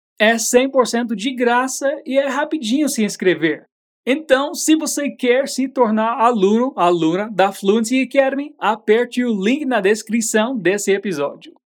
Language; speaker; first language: Portuguese; native; Portuguese